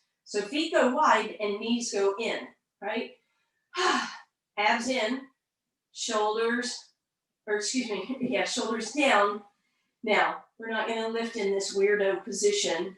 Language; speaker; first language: English; native; English